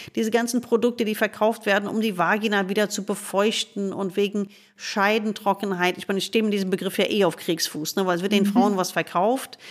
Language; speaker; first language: German; non-native, fluent; English